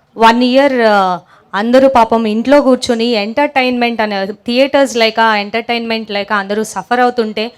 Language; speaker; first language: Telugu; native; Telugu